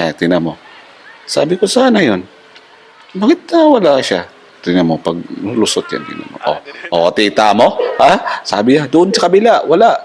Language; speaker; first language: Filipino; non-native, local second language; Hiligaynon